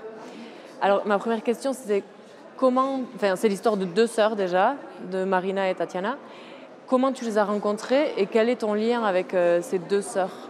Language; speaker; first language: French; native; French